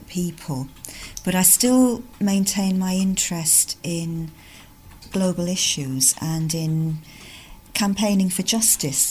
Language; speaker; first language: English; native; English